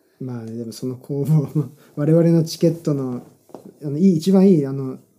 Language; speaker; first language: Japanese; native; Japanese